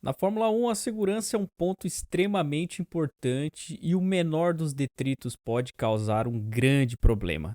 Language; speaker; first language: Portuguese; native; Portuguese